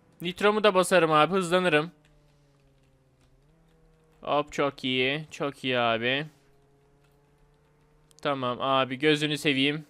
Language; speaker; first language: Turkish; native; Turkish